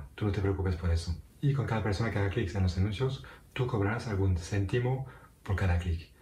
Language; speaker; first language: Spanish; non-native, fluent; French